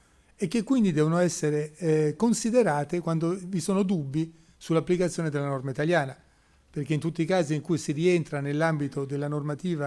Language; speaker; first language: Italian; native; Italian